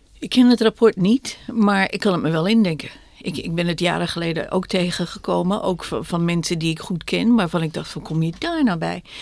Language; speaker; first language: Dutch; native; Dutch